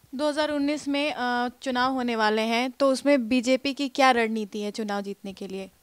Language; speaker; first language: Hindi; native; Hindi